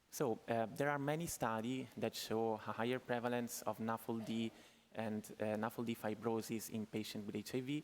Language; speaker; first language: English; non-native, fluent; Italian